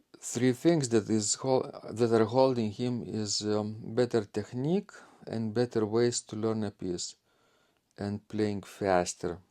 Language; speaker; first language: English; non-native, fluent; Lithuanian